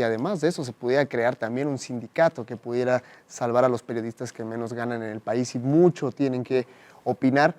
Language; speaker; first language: Spanish; native; Spanish